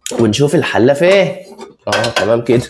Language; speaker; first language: Arabic; native; Arabic